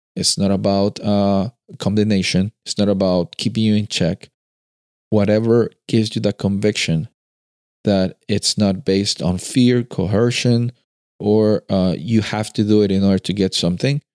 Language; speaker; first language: English; non-native, fluent; Spanish